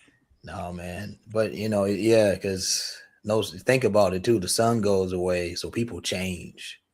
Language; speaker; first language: English; native; English